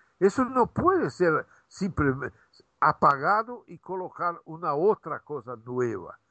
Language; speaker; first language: Spanish; non-native, fluent; Portuguese